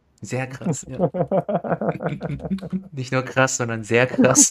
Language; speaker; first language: German; native; German